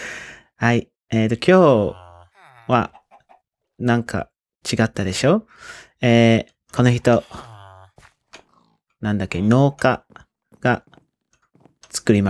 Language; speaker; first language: Japanese; non-native, learner; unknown